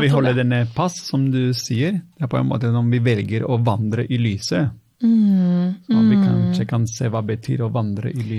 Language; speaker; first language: Norwegian; non-native, fluent; Italian